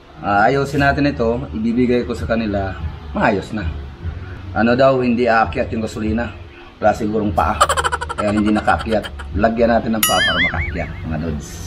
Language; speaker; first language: Filipino; non-native, local second language; Cebuano